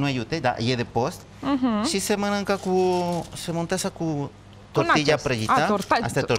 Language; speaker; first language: Romanian; non-native, fluent; Spanish